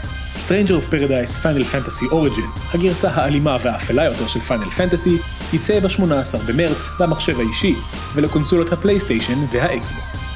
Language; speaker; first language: Hebrew; native; Hebrew